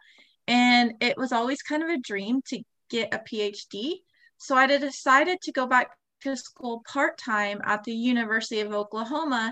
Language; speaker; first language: English; native; English